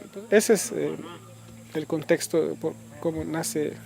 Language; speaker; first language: Spanish; non-native, local second language; Quechua